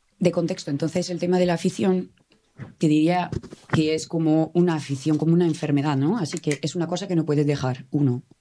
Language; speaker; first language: Spanish; non-native, fluent; French